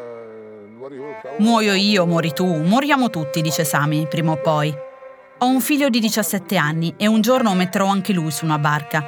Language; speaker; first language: Italian; native; Italian